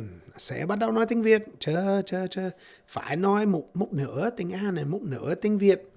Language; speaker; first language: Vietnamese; non-native, learner; English